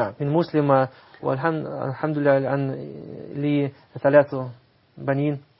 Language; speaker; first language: Arabic; non-native, fluent; Russian